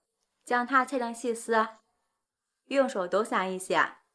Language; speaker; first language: Chinese; native; Chinese